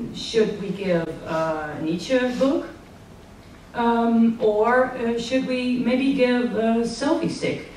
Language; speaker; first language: English; non-native, fluent; Dutch